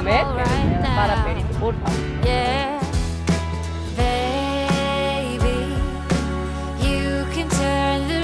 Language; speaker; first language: Spanish; non-native, learner; Korean